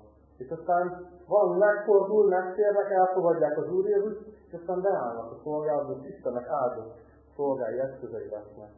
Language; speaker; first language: Hungarian; native; Hungarian